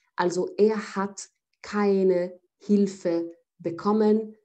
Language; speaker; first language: German; non-native, fluent; Arabic